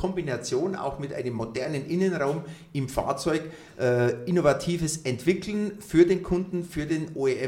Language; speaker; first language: German; native; German